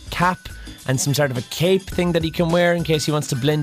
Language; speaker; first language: English; native; English